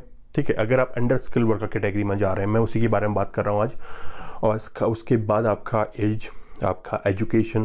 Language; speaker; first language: Hindi; native; Hindi